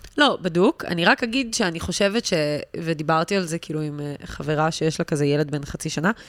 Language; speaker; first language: Hebrew; native; Hebrew